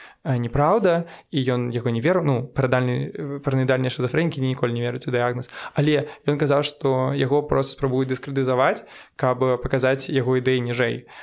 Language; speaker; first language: Belarusian; non-native, local second language; Russian